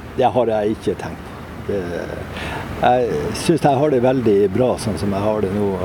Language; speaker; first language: Norwegian; native; Norwegian